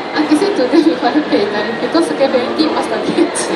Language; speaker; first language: Italian; non-native, fluent; Japanese